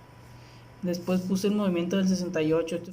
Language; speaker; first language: Spanish; native; Spanish